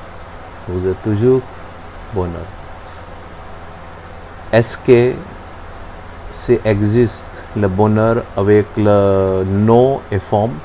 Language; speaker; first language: French; non-native, learner; Hindi